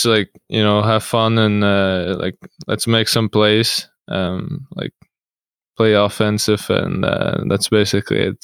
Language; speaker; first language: English; non-native, fluent; Russian